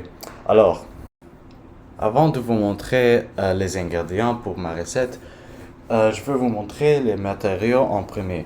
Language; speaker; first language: French; non-native, learner; English